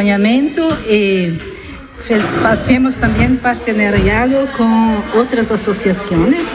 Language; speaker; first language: Spanish; non-native, learner; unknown